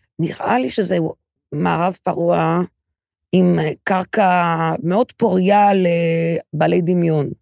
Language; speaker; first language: Hebrew; native; Hebrew